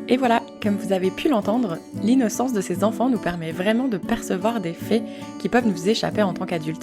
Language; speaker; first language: French; native; French